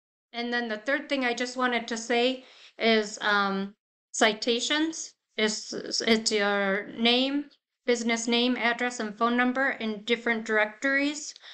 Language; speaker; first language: English; native; English